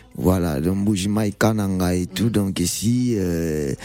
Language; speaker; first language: French; non-native, local second language; Lingala